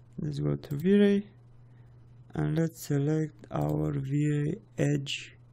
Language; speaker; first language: English; non-native, fluent; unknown